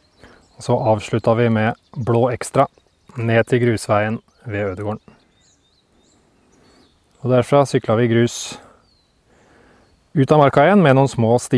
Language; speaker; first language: Norwegian; native; Norwegian